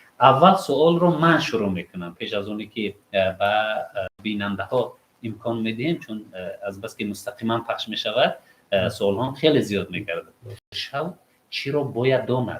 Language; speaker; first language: Tajik; native; Tajik